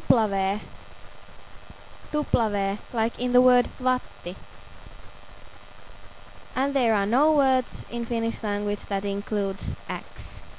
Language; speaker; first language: English; non-native, fluent; Finnish